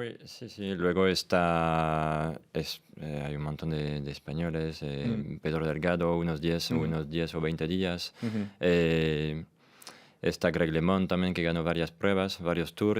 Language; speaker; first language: Spanish; non-native, fluent; French